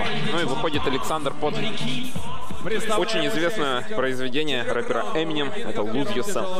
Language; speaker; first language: Russian; native; Russian